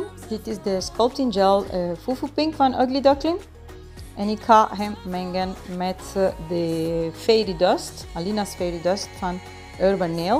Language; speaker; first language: Dutch; non-native, fluent; Spanish